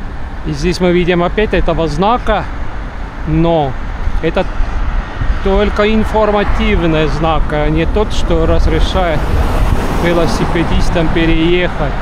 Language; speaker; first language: Russian; non-native, local second language; Estonian